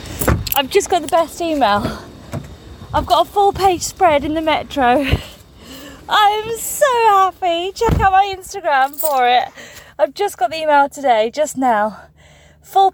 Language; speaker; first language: English; native; English